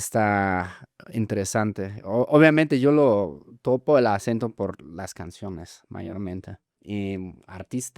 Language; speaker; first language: Spanish; non-native, fluent; German